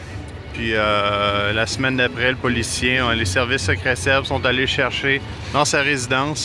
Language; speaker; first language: French; native; French